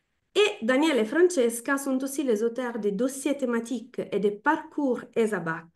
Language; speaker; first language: French; non-native, fluent; Italian